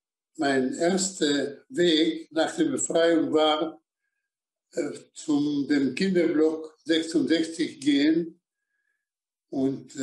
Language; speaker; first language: German; non-native, fluent; Slovak